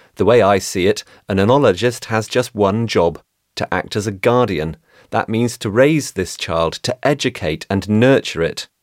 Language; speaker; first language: English; non-native, fluent; Italian